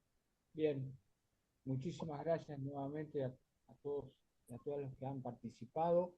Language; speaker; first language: Spanish; native; Spanish